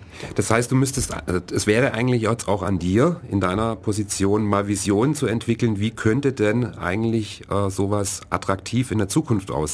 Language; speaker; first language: German; native; German